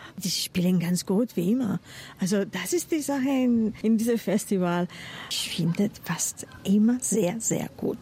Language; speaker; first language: German; non-native, fluent; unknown